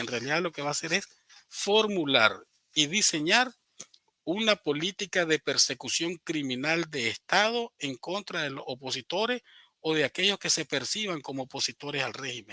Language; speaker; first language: Spanish; native; Spanish